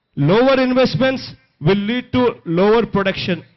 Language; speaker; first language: English; non-native, local second language; Telugu